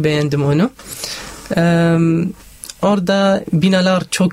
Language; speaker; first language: Turkish; non-native, learner; Arabic